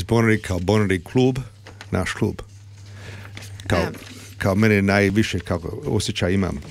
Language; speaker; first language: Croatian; early bilingual, heritage; Serbian